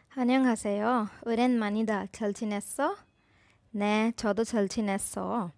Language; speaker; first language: Korean; non-native, fluent; Urdu